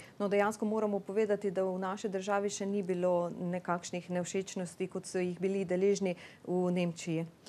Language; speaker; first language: Slovenian; native; Slovenian